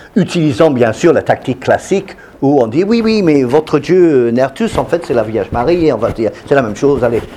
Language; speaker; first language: French; non-native, fluent; English